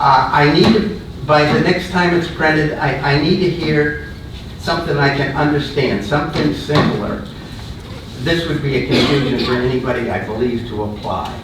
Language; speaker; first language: English; native; English